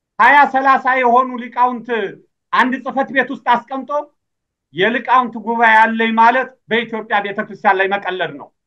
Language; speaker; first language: Amharic; native; Amharic